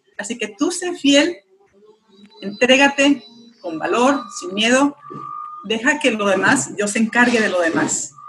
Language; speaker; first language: Spanish; early bilingual, heritage; Spanish